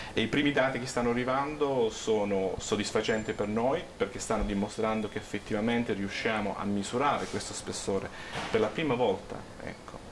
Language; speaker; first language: Italian; native; Italian